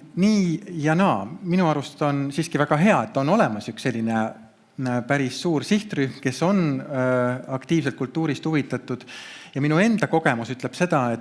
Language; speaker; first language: Estonian; native; Estonian